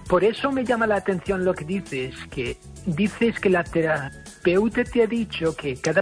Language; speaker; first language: Spanish; non-native, fluent; English